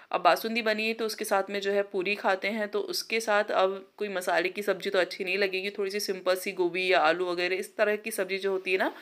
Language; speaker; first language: Hindi; non-native, local second language; Marathi